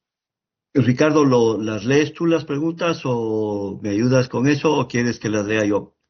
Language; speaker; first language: Spanish; native; Spanish